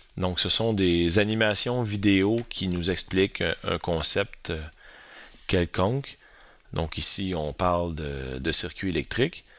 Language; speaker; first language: French; native; French